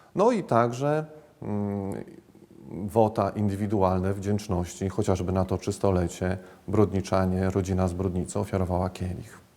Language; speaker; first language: Polish; native; Polish